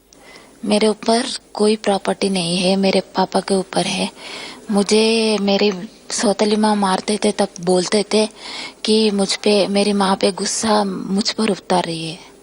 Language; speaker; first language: Hindi; non-native, local second language; Telugu